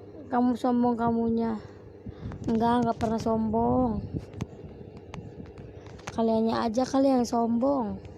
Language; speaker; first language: Indonesian; native; Indonesian